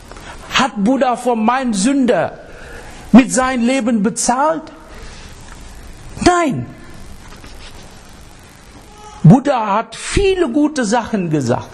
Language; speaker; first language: German; non-native, fluent; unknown